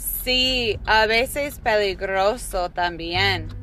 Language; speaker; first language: Spanish; non-native, fluent; English